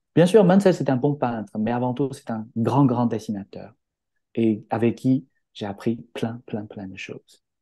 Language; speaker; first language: French; non-native, fluent; Chinese